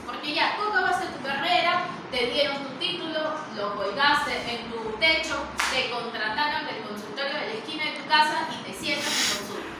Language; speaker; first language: Spanish; native; Spanish